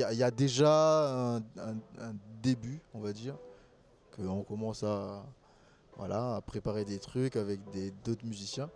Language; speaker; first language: French; non-native, local second language; Malagasy